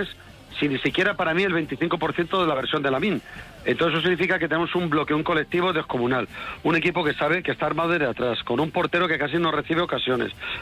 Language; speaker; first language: Spanish; native; Spanish